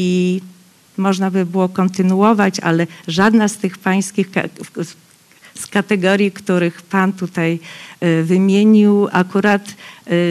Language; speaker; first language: Polish; non-native, local second language; Rusyn